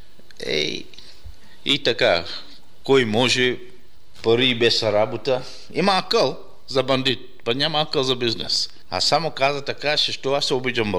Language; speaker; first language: Bulgarian; non-native, learner; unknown